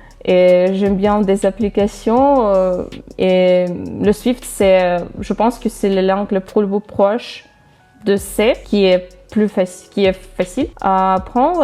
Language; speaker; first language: French; non-native, fluent; Russian